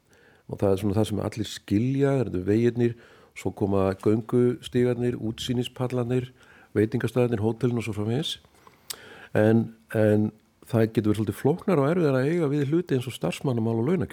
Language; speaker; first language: Icelandic; native; Icelandic